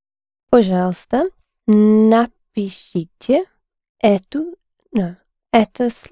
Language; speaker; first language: Russian; non-native, learner; English